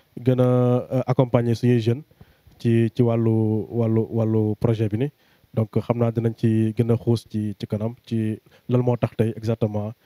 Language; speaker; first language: Wolof; non-native, local second language; Jola-Fonyi